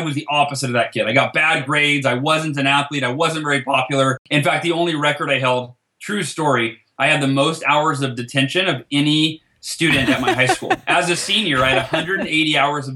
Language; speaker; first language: English; native; English